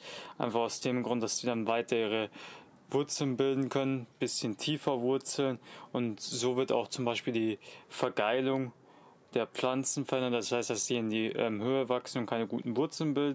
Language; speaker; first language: German; native; German